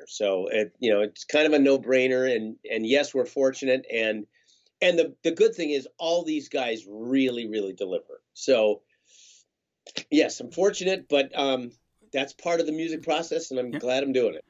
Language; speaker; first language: English; native; English